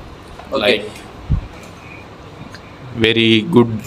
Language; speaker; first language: English; non-native, learner; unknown